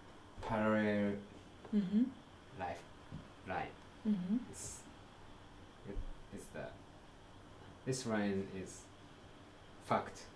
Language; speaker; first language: English; non-native, learner; Japanese